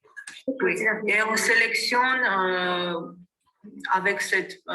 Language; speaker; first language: French; non-native, fluent; Armenian